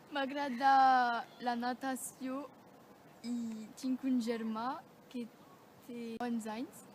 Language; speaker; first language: Catalan; non-native, local second language; French